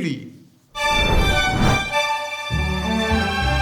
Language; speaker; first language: Persian; native; Persian